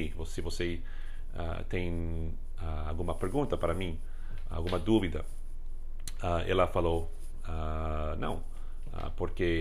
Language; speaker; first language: Portuguese; non-native, fluent; English